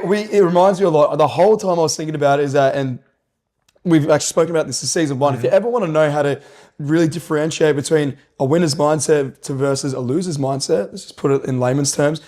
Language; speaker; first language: English; native; English